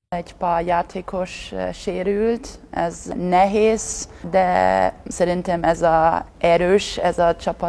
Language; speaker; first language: Hungarian; non-native, learner; German